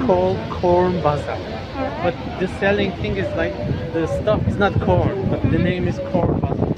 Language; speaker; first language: English; non-native, fluent; Turkish